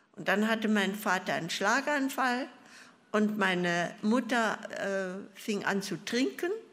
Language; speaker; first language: German; native; German